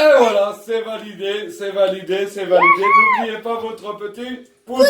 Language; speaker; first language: French; native; French